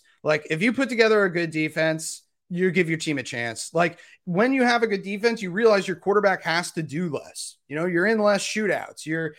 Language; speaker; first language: English; native; English